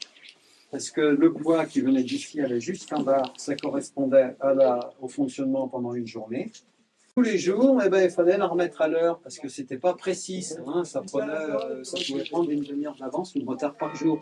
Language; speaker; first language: French; native; French